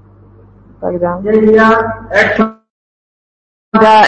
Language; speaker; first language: Russian; non-native, fluent; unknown